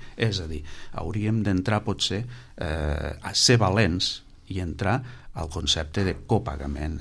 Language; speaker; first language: Catalan; native; Catalan